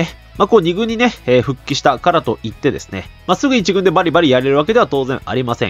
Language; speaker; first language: Japanese; native; Japanese